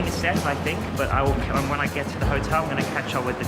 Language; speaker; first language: English; native; English